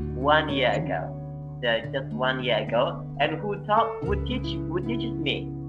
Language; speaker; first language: English; non-native, fluent; Indonesian